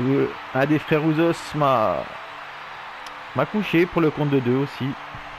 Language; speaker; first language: French; native; French